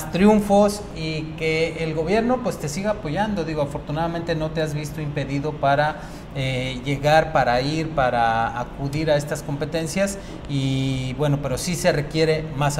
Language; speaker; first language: Spanish; native; Spanish